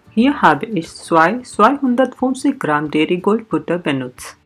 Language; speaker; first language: German; non-native, learner; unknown